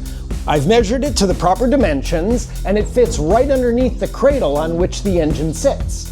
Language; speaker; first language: English; native; English